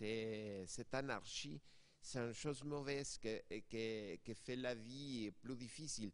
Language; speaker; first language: French; non-native, fluent; Spanish